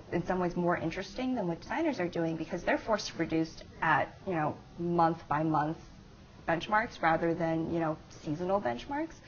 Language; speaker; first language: English; native; English